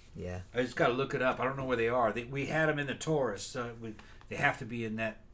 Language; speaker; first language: English; native; English